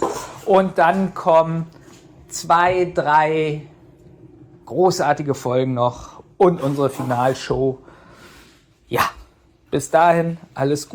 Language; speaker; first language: German; native; German